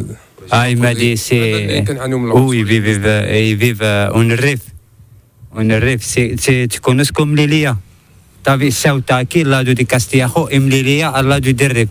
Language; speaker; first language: Spanish; non-native, learner; Arabic